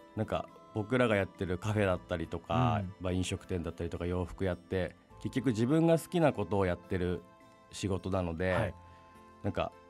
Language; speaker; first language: Japanese; native; Japanese